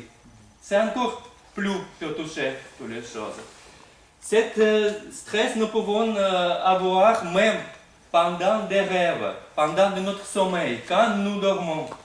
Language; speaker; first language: French; non-native, fluent; Russian